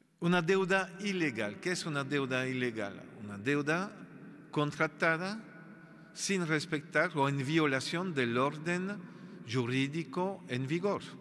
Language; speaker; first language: Spanish; non-native, fluent; French